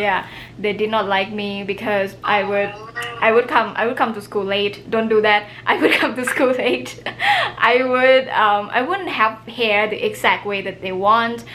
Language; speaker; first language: English; non-native, fluent; Thai